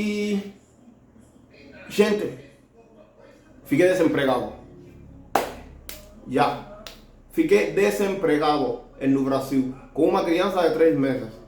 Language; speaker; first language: Portuguese; non-native, learner; Spanish